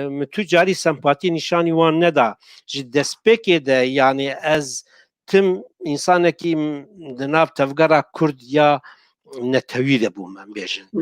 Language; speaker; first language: Kurdish; native; Kurdish